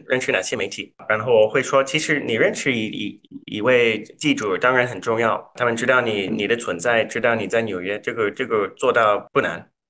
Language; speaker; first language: Chinese; non-native, fluent; English